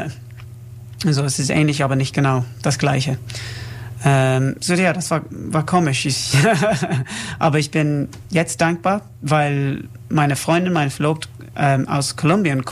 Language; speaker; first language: German; non-native, learner; English